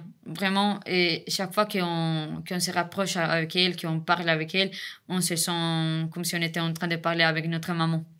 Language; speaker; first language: French; non-native, fluent; Spanish